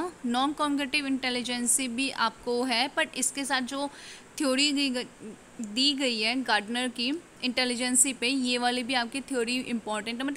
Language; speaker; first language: Hindi; native; Hindi